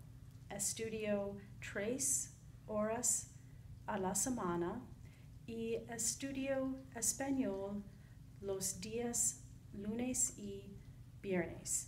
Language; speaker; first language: Spanish; non-native, learner; English